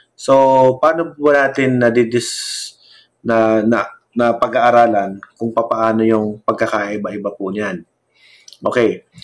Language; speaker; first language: Filipino; non-native, local second language; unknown